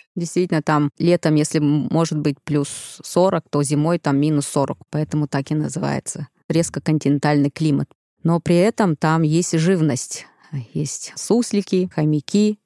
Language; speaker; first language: Russian; non-native, local second language; Kazakh